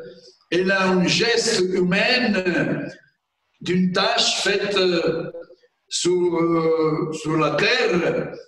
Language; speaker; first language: French; non-native, fluent; Italian